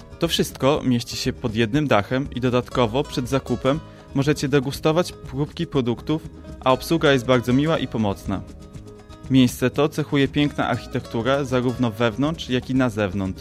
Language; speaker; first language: Polish; native; Polish